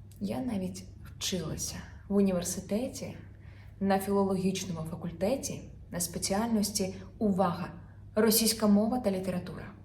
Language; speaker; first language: Ukrainian; non-native, local second language; Russian